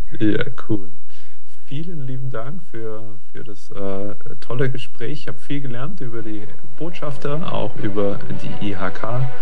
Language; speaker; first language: German; native; German